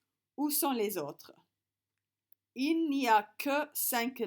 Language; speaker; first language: French; non-native, fluent; English